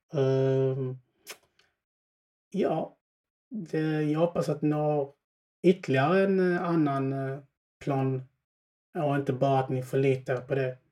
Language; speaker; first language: Swedish; early bilingual, other home language; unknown